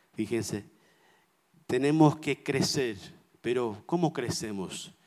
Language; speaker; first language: Spanish; non-native, fluent; Armenian